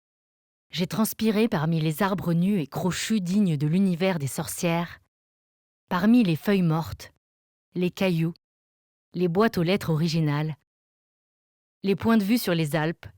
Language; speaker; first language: French; native; French